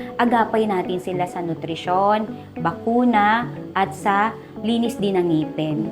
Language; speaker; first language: Filipino; native; Filipino